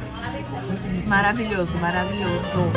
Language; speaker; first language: Portuguese; native; Portuguese